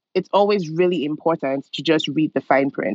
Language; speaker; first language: English; non-native, local second language; Yoruba